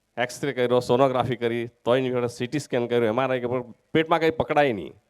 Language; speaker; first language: Gujarati; native; Gujarati